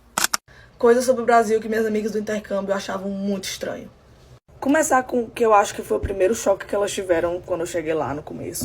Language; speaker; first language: Portuguese; native; Portuguese